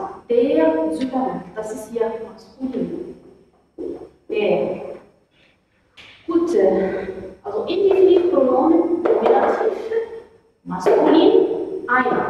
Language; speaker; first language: German; non-native, fluent; Arabic